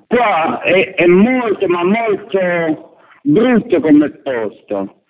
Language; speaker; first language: Italian; non-native, fluent; Albanian